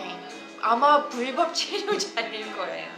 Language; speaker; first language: Korean; non-native, fluent; English